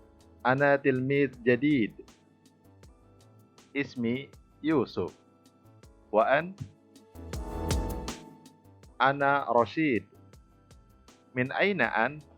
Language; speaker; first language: Arabic; non-native, fluent; Indonesian